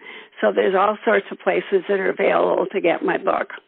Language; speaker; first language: English; native; English